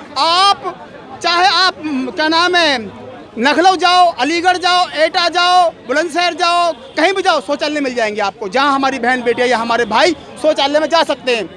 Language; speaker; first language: Hindi; native; Hindi